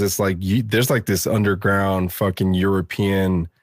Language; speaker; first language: English; early bilingual, other home language; Spanish